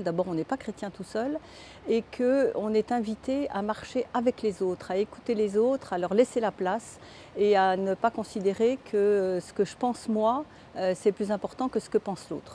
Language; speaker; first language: French; native; French